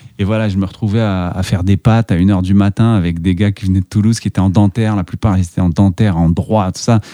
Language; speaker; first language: French; native; French